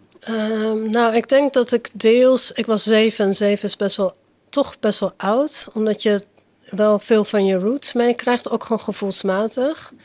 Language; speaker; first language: Dutch; early bilingual, other home language; Persian